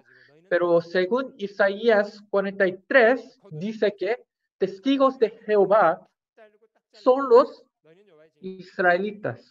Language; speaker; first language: Spanish; non-native, fluent; Korean